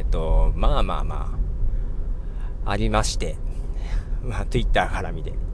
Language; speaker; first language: Japanese; native; Japanese